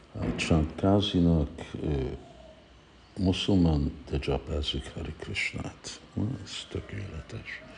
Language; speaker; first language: Hungarian; early bilingual, heritage; Hungarian